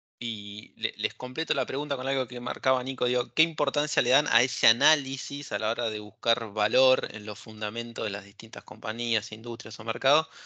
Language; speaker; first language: Spanish; native; Spanish